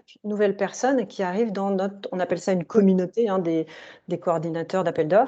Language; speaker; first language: French; native; French